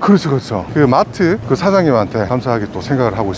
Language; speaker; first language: Korean; native; Korean